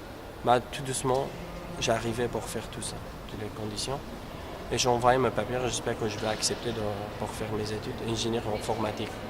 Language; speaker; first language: French; non-native, learner; Kurdish